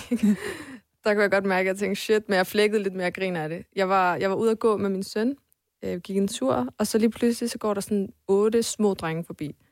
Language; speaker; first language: Danish; early bilingual, other home language; Armenian